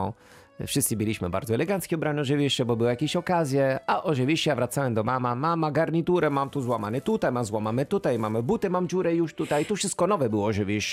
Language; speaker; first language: Polish; non-native, fluent; Italian